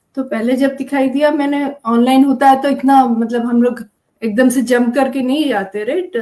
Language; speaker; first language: Hindi; non-native, local second language; Telugu